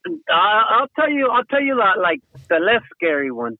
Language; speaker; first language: English; early bilingual, other home language; Spanish